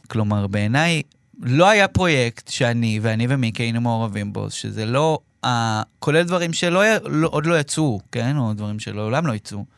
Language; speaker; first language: Hebrew; native; Hebrew